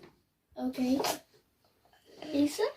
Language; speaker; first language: Dutch; non-native, learner; Tigrinya